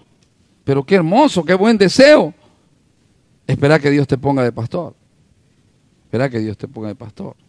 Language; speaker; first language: Spanish; native; Spanish